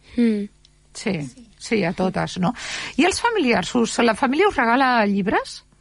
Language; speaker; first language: Catalan; native; Catalan